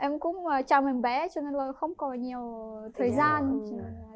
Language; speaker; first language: Vietnamese; non-native, fluent; Ukrainian